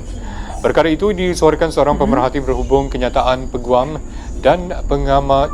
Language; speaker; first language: Malay; native; Malay